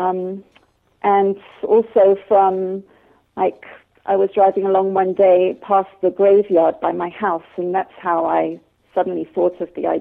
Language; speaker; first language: English; native; English